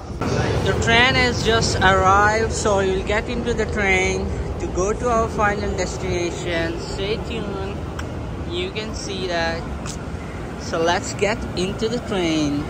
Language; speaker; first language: English; non-native, local second language; Urdu